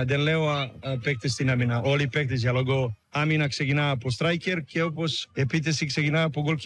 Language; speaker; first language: Greek; non-native, learner; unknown